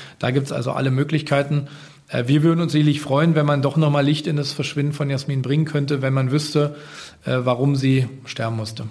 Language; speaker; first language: German; native; German